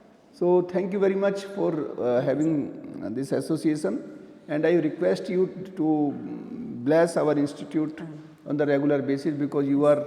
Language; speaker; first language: English; non-native, local second language; Hindi